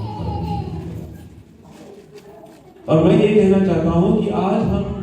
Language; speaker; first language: Hindi; non-native, local second language; Marathi